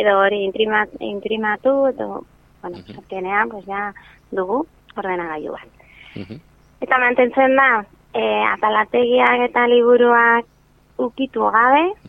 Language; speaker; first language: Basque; non-native, local second language; Spanish